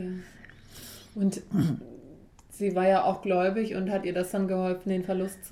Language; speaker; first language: German; native; German